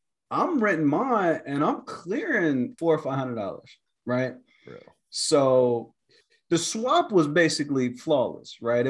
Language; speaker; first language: English; native; English